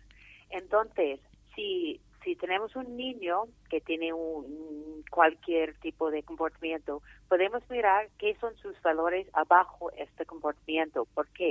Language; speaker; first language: Spanish; non-native, fluent; English